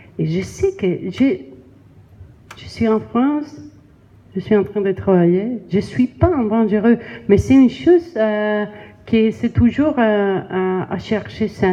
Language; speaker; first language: French; non-native, learner; Spanish